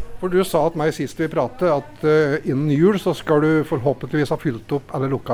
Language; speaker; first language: Norwegian; native; Norwegian